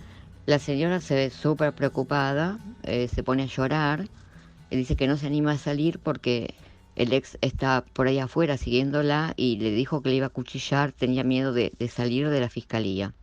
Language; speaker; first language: Spanish; native; Spanish